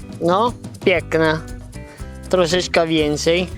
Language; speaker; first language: Polish; non-native, learner; Italian